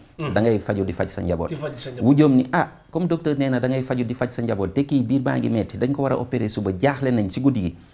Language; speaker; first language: Wolof; native; Wolof